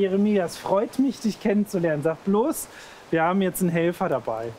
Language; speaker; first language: German; native; German